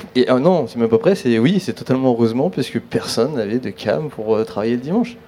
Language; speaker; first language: French; native; French